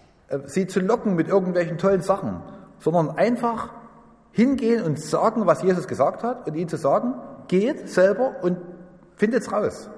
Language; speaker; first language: German; native; German